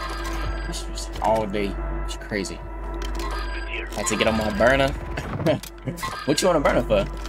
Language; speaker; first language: English; native; English